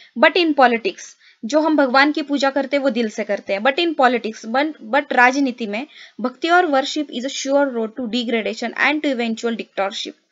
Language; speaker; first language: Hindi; non-native, local second language; Marathi